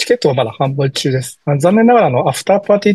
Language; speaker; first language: Japanese; native; Japanese